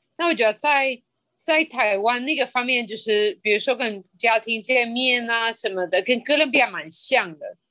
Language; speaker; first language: Chinese; non-native, fluent; Spanish